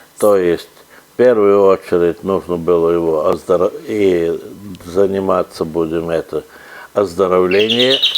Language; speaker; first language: Russian; native; Russian